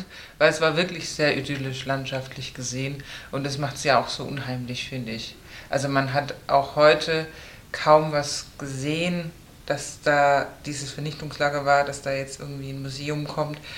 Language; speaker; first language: German; native; German